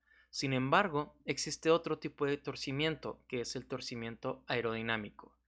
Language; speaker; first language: Spanish; native; Spanish